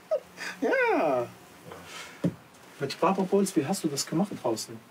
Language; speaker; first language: German; non-native, fluent; Arabic